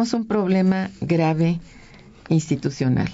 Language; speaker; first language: Spanish; native; Spanish